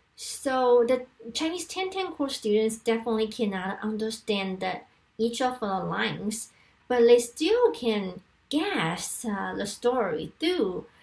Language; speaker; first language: English; non-native, fluent; Chinese